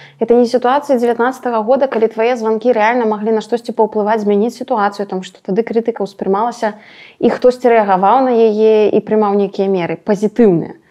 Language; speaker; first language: Belarusian; native; Belarusian